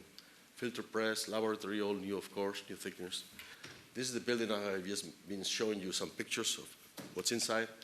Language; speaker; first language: English; non-native, fluent; Spanish